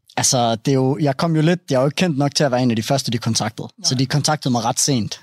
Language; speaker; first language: Danish; early bilingual, other home language; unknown